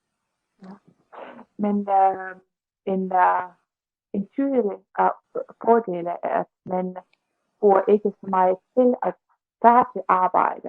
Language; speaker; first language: Danish; non-native, learner; Russian